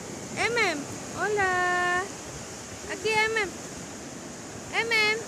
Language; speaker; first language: Spanish; non-native, learner; Filipino